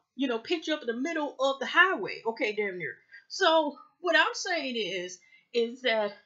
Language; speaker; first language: English; native; English